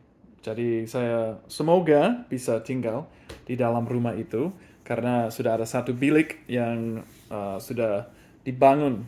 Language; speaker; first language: Indonesian; non-native, fluent; English